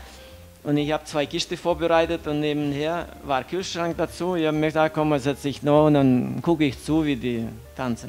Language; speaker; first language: German; non-native, fluent; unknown